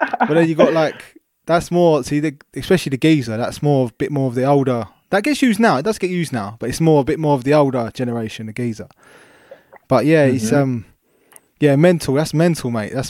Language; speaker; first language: English; native; English